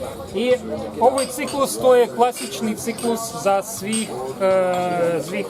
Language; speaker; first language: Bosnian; non-native, learner; Ukrainian